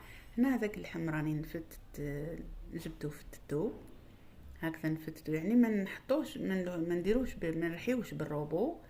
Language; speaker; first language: Arabic; native; Arabic